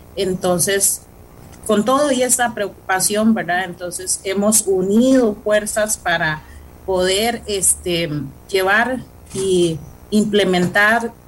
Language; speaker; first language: Spanish; non-native, local second language; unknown